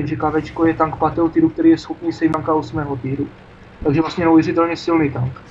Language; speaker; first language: Czech; native; Czech